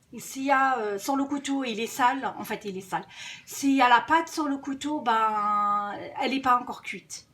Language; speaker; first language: French; non-native, local second language; Arabic